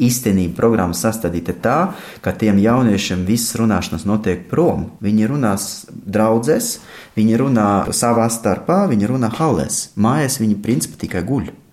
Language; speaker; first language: Latvian; non-native, fluent; Russian